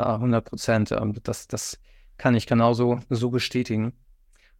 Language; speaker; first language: German; native; German